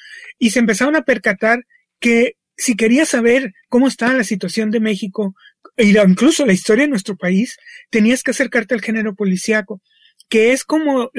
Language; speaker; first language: Spanish; native; Spanish